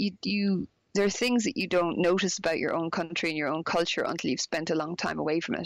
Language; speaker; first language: English; native; English